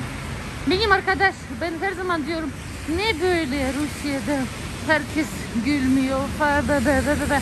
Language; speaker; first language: Turkish; non-native, learner; Russian